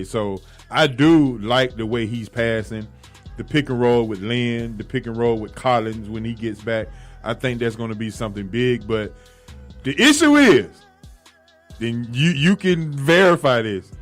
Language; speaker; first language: English; native; English